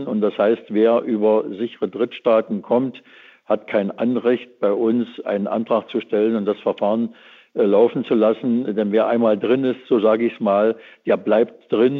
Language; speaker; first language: German; native; German